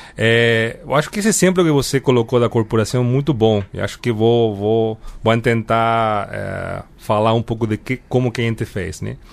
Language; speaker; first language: Portuguese; non-native, fluent; Spanish